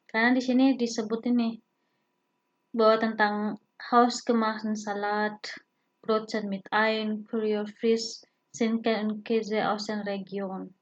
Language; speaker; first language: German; non-native, fluent; Indonesian